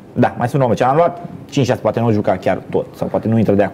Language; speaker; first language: Romanian; native; Romanian